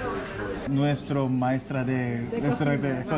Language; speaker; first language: Spanish; non-native, learner; Korean